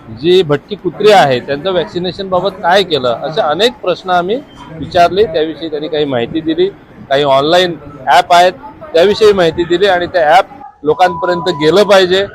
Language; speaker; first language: Marathi; native; Marathi